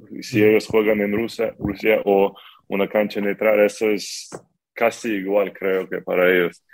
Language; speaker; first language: Spanish; non-native, learner; Ukrainian